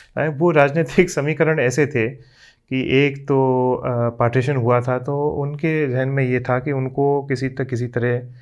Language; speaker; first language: Hindi; native; Hindi